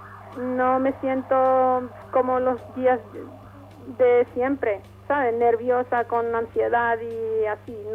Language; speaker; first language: Spanish; non-native, fluent; Arabic